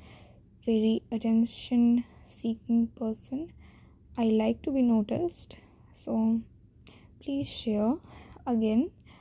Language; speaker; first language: English; non-native, local second language; Hindi